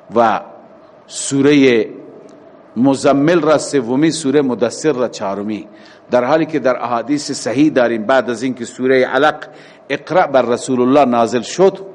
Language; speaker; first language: Persian; native; Persian